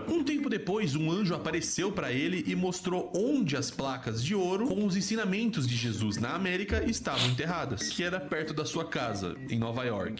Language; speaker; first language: Portuguese; native; Portuguese